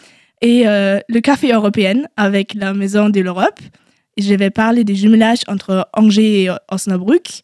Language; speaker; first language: French; non-native, learner; German